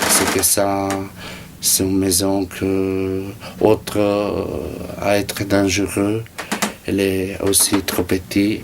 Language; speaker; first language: French; non-native, learner; Italian